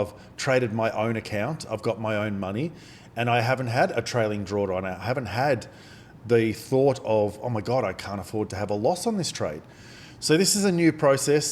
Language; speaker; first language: English; native; English